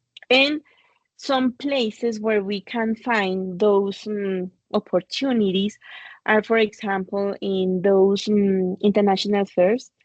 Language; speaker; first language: English; non-native, fluent; Spanish